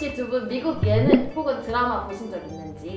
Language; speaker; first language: Korean; native; Korean